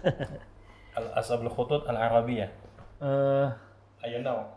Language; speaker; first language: Arabic; non-native, learner; Indonesian